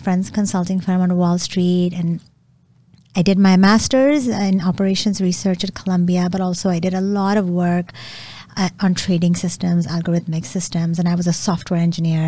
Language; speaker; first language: English; non-native, local second language; Urdu